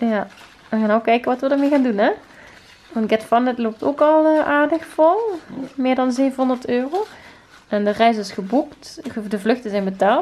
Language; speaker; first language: Dutch; native; Dutch